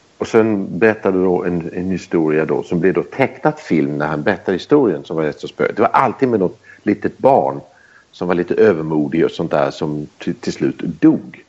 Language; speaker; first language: Swedish; early bilingual, heritage; Swedish